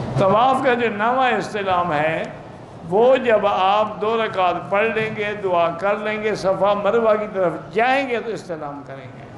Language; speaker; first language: Urdu; native; Urdu